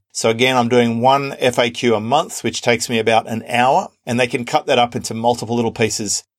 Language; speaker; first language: English; native; English